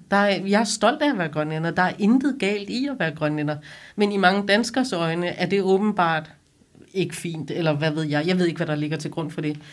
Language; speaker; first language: Danish; non-native, local second language; Kalaallisut